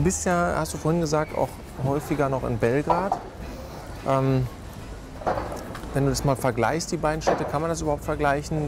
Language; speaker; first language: German; native; German